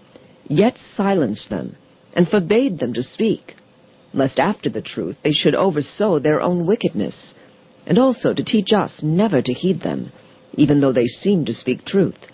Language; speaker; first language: English; native; English